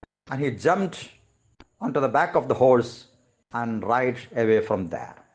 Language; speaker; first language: English; non-native, local second language; Malayalam